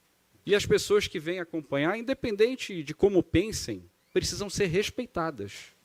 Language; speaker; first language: Portuguese; native; Portuguese